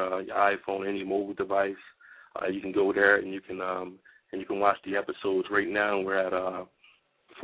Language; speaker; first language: English; native; English